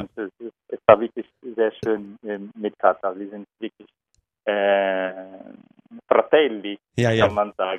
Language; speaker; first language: German; non-native, learner; Turkish